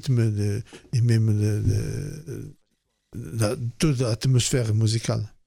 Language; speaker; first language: French; non-native, fluent; Portuguese